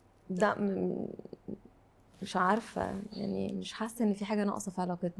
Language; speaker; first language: Arabic; native; Arabic